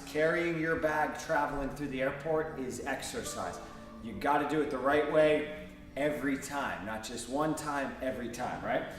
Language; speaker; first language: English; native; English